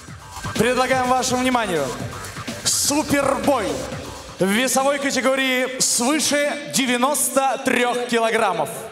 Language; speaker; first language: Russian; native; Russian